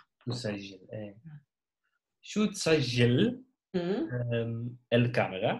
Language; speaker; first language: Arabic; non-native, learner; Dutch